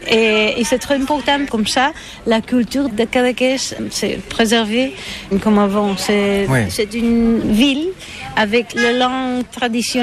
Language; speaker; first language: French; non-native, learner; Catalan